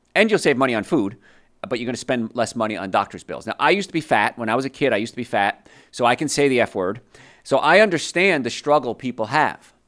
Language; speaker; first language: English; early bilingual, other home language; Italian